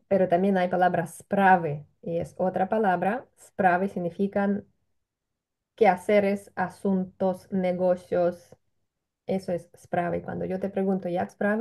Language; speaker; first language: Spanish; non-native, fluent; Ukrainian